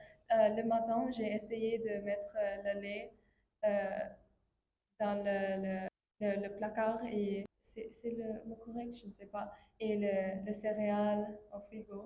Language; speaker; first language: French; non-native, fluent; English